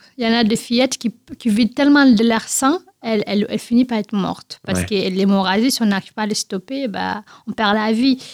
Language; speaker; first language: French; non-native, local second language; Fula